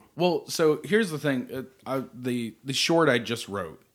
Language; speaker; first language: English; native; English